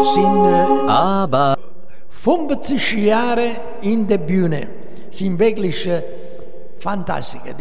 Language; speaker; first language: German; non-native, learner; Italian